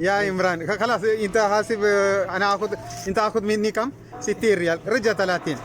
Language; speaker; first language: Arabic; non-native, learner; Malayalam